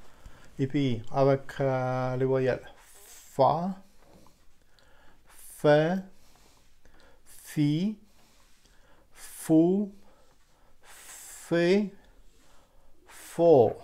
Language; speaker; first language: French; non-native, fluent; Ukrainian